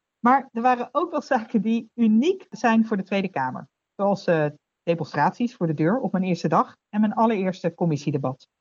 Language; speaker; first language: Dutch; native; Dutch